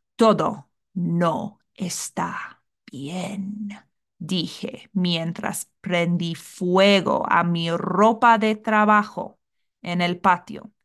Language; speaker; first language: Spanish; non-native, fluent; English